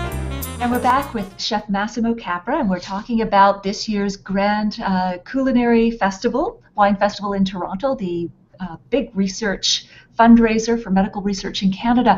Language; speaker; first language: English; native; English